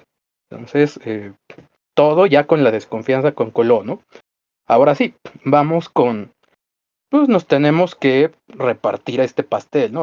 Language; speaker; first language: Spanish; native; Spanish